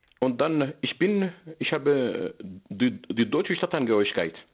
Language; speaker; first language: German; non-native, learner; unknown